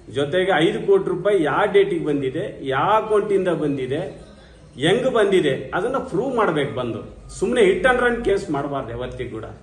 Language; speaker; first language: Kannada; native; Kannada